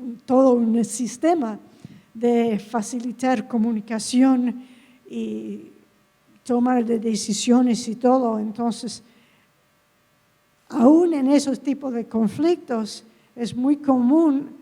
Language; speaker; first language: Spanish; non-native, fluent; English